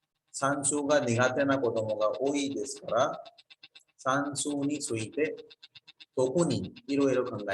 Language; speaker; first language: Japanese; non-native, fluent; Urdu